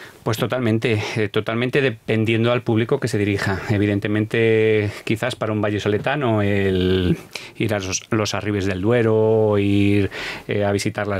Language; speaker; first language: Spanish; native; Spanish